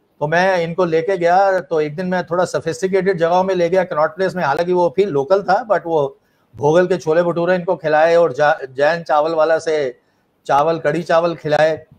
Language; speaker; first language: Hindi; native; Hindi